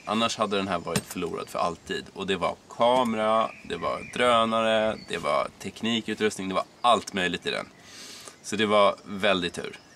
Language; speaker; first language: Swedish; native; Swedish